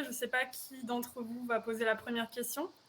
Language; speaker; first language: French; native; French